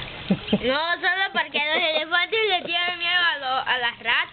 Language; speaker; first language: Spanish; native; Spanish